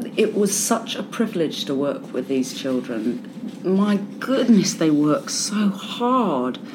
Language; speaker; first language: English; native; English